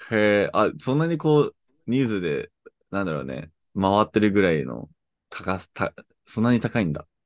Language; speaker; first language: Japanese; non-native, fluent; English